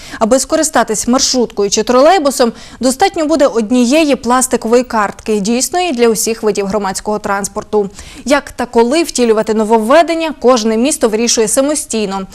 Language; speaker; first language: Ukrainian; native; Ukrainian